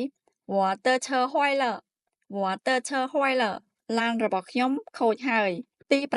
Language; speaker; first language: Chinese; non-native, fluent; Khmer